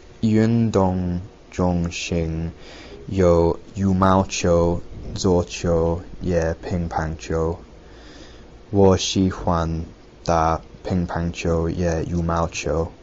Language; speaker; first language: Chinese; non-native, learner; English